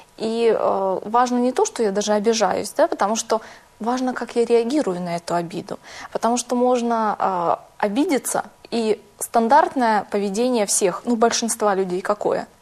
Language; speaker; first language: Russian; native; Russian